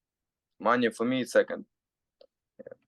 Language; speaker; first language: English; non-native, learner; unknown